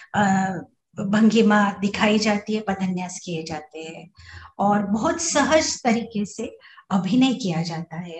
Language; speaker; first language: Hindi; non-native, local second language; Marathi